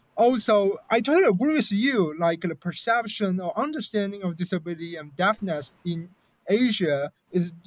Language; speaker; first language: English; non-native, fluent; Chinese